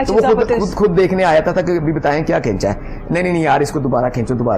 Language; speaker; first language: Urdu; native; Urdu